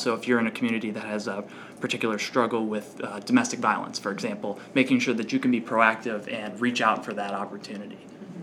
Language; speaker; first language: English; native; English